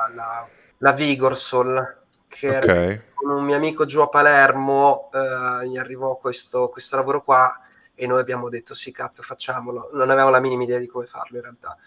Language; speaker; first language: Italian; native; Italian